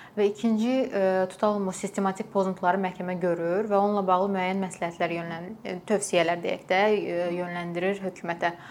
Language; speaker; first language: Azerbaijani; native; Azerbaijani